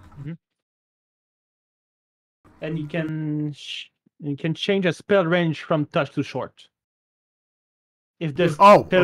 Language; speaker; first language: English; non-native, fluent; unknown